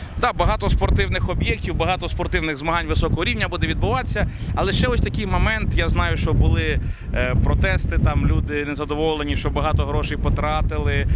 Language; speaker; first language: Ukrainian; native; Ukrainian